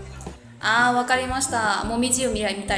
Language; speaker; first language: Japanese; non-native, fluent; Burmese